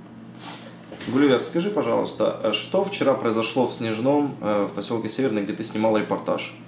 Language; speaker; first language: Russian; native; Russian